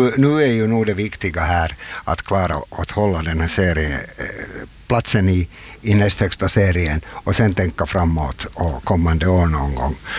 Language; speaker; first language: Swedish; native; Swedish